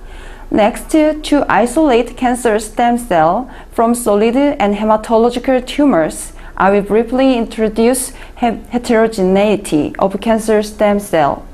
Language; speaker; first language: English; non-native, learner; Korean